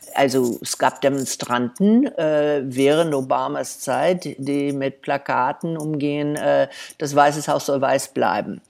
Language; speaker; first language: German; non-native, fluent; English